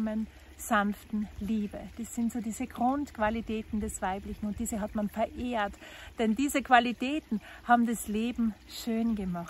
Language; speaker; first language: German; native; German